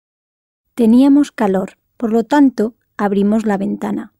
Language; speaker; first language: Spanish; non-native, learner; English